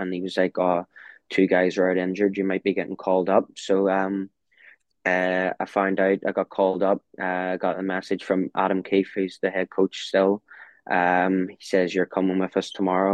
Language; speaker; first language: English; native; English